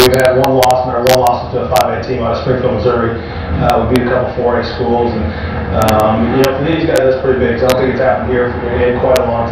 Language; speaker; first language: English; native; English